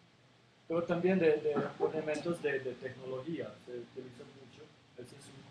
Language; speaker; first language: Spanish; non-native, learner; Serbian